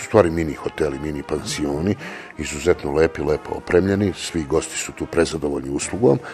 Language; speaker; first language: Serbian; native; Serbian